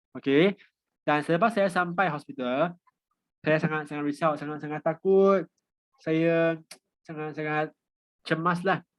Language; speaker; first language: Malay; non-native, local second language; Chinese